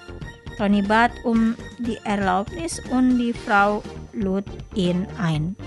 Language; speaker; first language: German; non-native, fluent; Indonesian